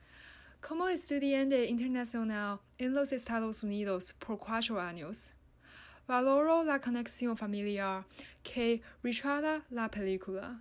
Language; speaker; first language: Spanish; non-native, fluent; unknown